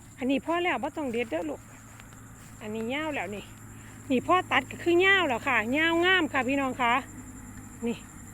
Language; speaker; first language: Thai; native; Thai